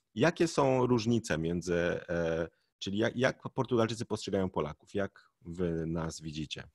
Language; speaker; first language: Polish; native; Polish